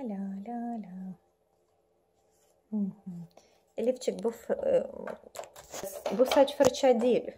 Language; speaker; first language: Turkish; non-native, learner; Russian